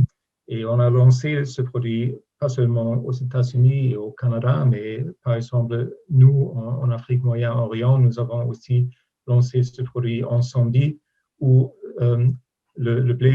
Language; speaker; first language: French; non-native, fluent; German